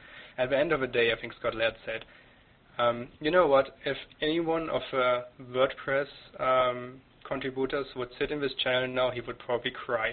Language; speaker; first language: English; non-native, fluent; German